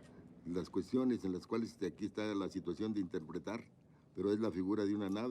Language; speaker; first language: Spanish; native; Spanish